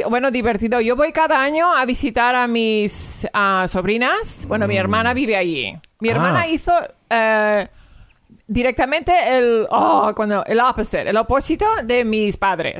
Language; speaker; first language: Spanish; early bilingual, heritage; English